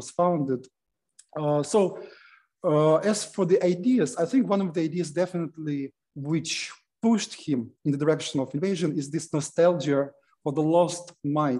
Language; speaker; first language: English; non-native, fluent; Russian